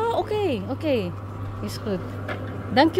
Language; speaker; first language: Dutch; non-native, learner; Filipino